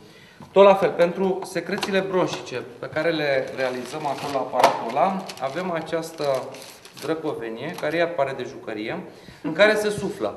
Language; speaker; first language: Romanian; native; Romanian